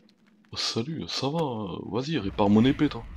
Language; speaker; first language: French; native; French